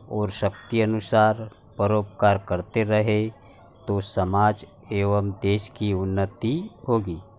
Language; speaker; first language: Hindi; non-native, local second language; Marathi